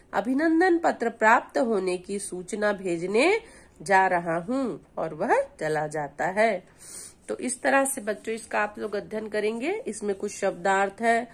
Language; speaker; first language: Hindi; native; Hindi